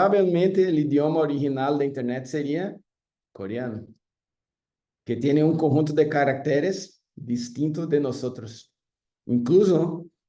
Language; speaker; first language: Spanish; non-native, fluent; Portuguese